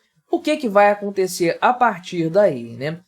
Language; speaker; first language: Portuguese; native; Portuguese